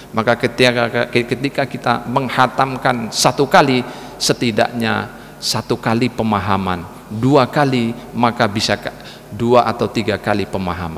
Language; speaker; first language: Indonesian; native; Indonesian